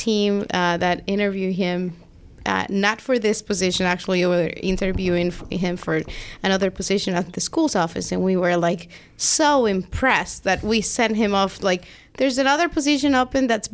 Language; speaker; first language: English; non-native, fluent; Spanish